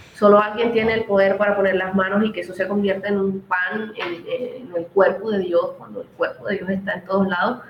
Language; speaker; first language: Spanish; native; Spanish